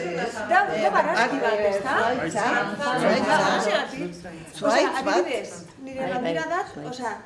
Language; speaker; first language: Basque; non-native, local second language; Spanish